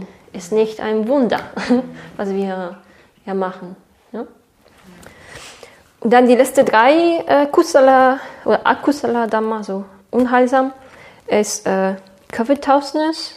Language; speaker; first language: German; non-native, fluent; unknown